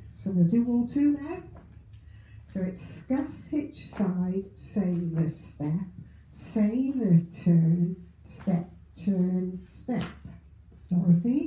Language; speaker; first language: English; native; English